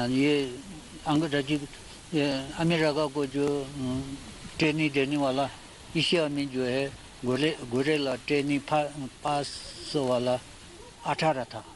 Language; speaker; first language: Hindi; non-native, learner; Tibetan